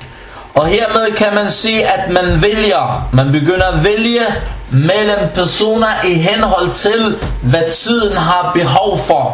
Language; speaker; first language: Danish; non-native, fluent; Arabic